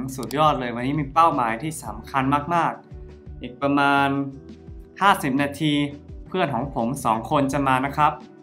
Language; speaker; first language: Thai; non-native, fluent; English